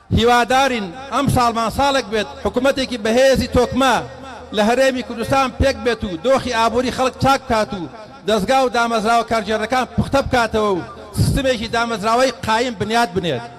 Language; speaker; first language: Central Kurdish; native; Central Kurdish